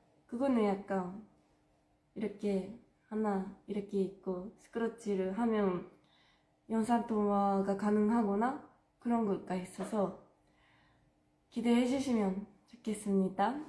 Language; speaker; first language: Korean; non-native, fluent; Japanese